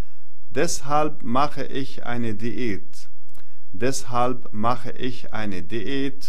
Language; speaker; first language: German; non-native, fluent; Arabic